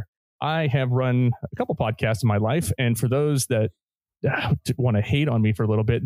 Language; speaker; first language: English; native; English